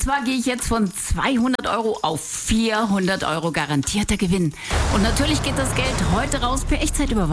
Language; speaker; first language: German; native; German